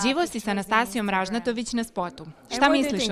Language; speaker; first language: Serbian; native; Serbian